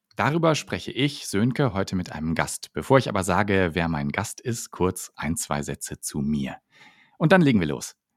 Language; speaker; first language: German; native; German